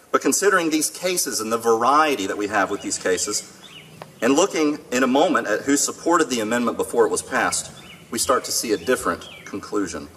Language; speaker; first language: English; native; English